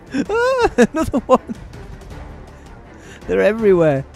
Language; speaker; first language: English; native; English